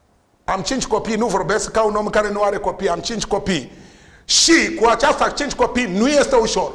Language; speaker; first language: Romanian; non-native, learner; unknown